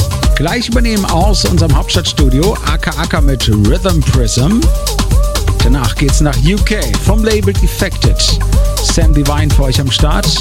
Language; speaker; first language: German; native; German